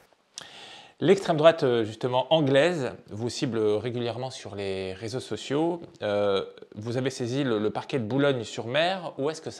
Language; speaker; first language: French; native; French